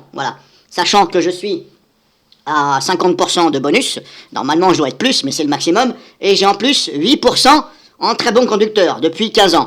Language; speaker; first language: French; native; French